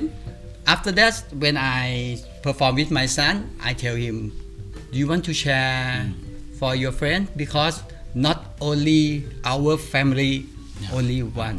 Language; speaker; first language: English; non-native, learner; Thai